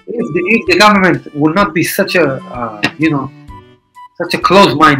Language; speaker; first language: English; non-native, fluent; Hebrew